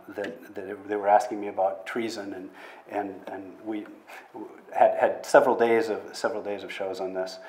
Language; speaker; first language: English; native; English